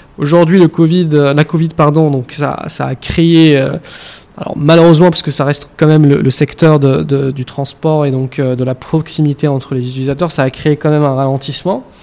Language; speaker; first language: French; non-native, local second language; Arabic